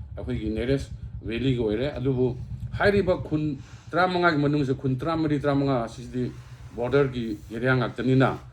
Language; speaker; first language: Manipuri; non-native, local second language; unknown